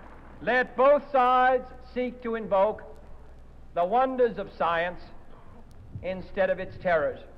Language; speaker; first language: English; native; English